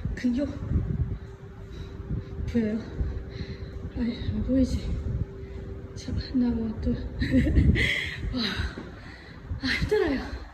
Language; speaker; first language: Korean; non-native, learner; Vietnamese